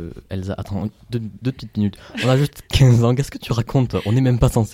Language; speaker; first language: French; native; French